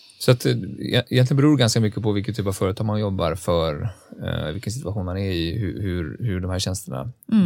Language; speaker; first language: Swedish; native; Swedish